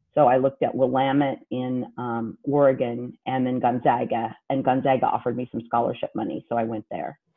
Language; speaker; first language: English; native; English